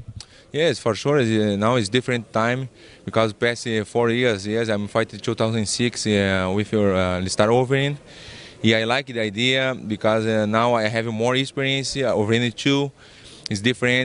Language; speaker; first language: English; non-native, learner; Portuguese